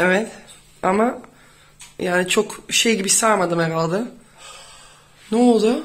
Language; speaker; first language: Turkish; non-native, fluent; Dutch